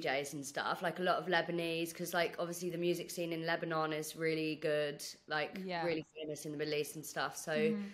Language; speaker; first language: English; native; English